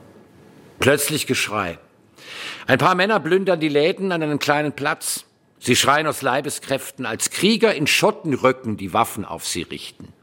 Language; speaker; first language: German; native; German